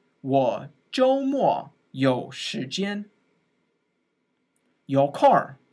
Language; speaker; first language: Chinese; non-native, fluent; English